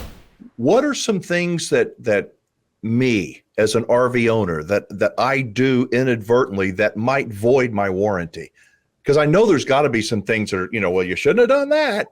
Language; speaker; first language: English; native; English